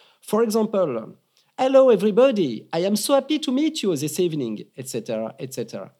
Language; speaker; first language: English; non-native, fluent; French